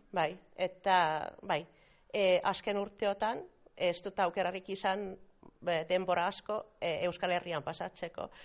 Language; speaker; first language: Basque; non-native, fluent; Finnish